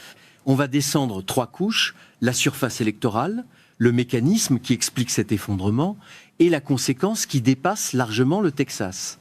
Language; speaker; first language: French; native; French